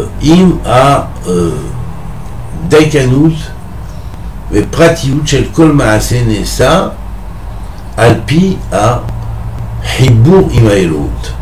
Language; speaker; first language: Hebrew; non-native, fluent; French